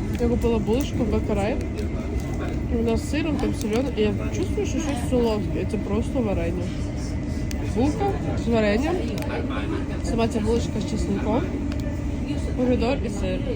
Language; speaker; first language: Ukrainian; native; Ukrainian